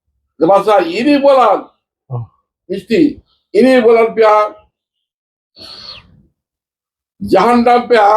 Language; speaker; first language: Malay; non-native, learner; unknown